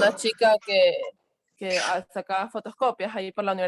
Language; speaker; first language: Spanish; native; Spanish